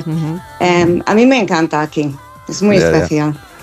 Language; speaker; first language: Spanish; non-native, fluent; English